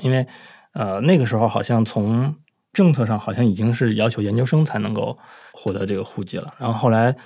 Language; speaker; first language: Chinese; native; Chinese